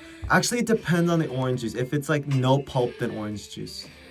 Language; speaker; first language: English; early bilingual, other home language; Korean